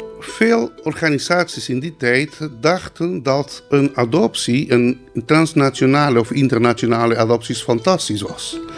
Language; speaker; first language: Dutch; non-native, local second language; Spanish